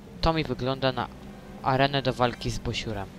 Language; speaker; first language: Polish; native; Polish